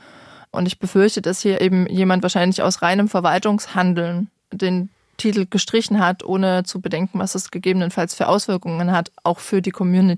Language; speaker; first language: German; native; German